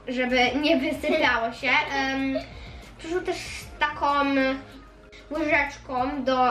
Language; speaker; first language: Polish; early bilingual, heritage; Polish